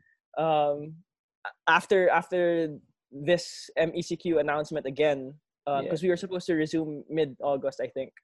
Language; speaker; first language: English; non-native, local second language; Filipino